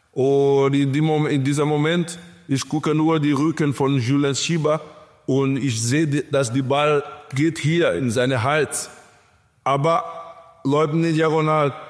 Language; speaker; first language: German; non-native, learner; Portuguese